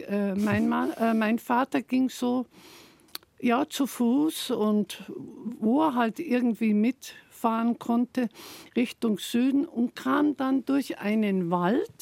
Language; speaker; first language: German; native; German